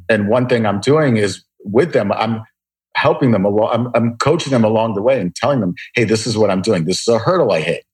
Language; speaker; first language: English; early bilingual, other home language; Russian